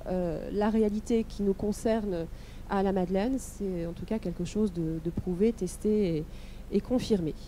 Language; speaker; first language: French; native; French